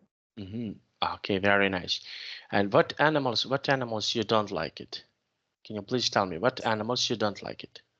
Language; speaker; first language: English; non-native, fluent; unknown